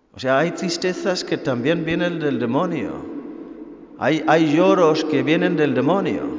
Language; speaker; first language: Spanish; non-native, fluent; English